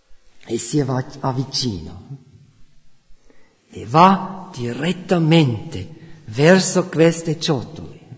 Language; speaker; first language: Italian; non-native, fluent; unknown